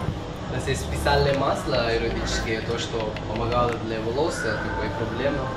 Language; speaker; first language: Russian; non-native, learner; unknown